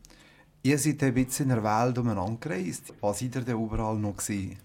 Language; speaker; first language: German; native; German